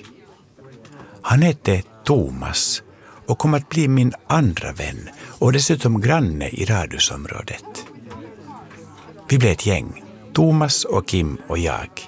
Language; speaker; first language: Swedish; native; Swedish